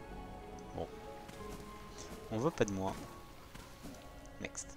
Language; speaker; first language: French; native; French